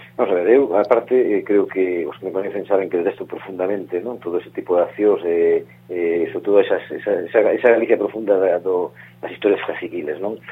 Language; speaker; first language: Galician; non-native, local second language; Spanish